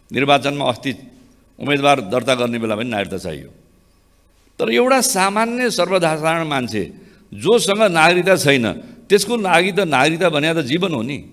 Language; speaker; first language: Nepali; native; Nepali